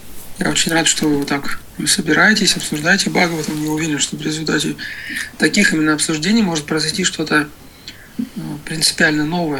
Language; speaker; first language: Russian; native; Russian